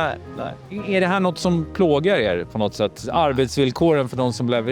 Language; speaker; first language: Swedish; native; Swedish